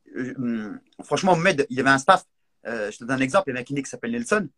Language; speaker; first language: French; non-native, local second language; Arabic